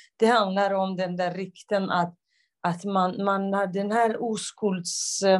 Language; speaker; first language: Swedish; non-native, fluent; Kurdish